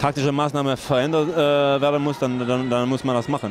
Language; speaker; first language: German; non-native, fluent; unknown